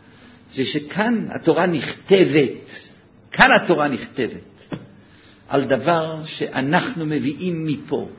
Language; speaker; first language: Hebrew; native; Hebrew